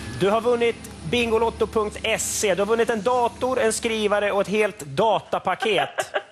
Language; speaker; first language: Swedish; native; Swedish